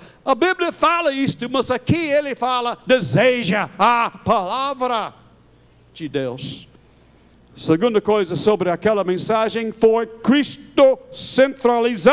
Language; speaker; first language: Portuguese; non-native, fluent; English